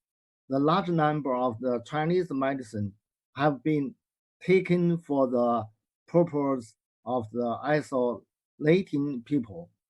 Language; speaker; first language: English; non-native, learner; Chinese